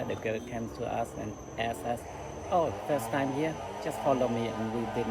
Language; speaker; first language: English; non-native, learner; Vietnamese